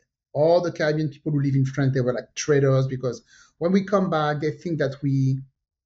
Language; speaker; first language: English; non-native, fluent; French